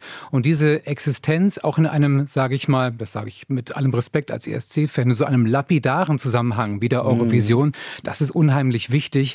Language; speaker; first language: German; native; German